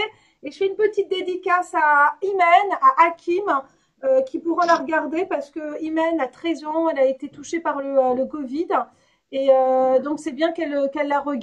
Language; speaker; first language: French; native; French